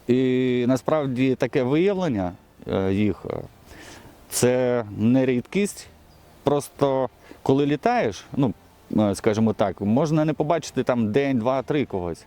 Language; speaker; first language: Ukrainian; non-native, local second language; Russian